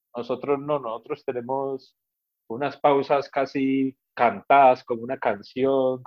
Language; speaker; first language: Spanish; native; Spanish